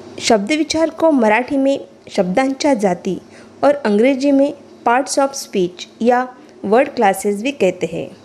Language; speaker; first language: Hindi; non-native, local second language; Marathi